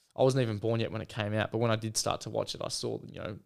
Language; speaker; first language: English; native; English